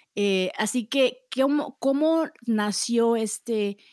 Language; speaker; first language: Spanish; early bilingual, heritage; Spanish